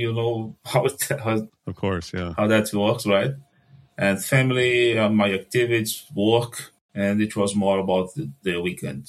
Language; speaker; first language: English; non-native, fluent; Portuguese